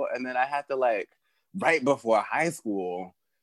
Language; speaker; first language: English; native; English